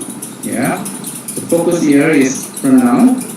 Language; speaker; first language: English; non-native, fluent; Indonesian